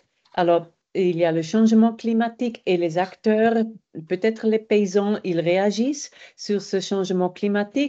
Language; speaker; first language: French; non-native, fluent; German